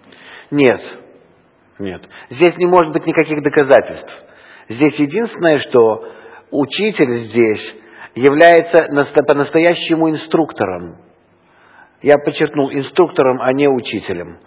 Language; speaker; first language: Russian; native; Russian